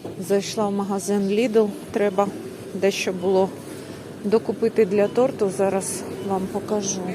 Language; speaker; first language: Ukrainian; non-native, local second language; Russian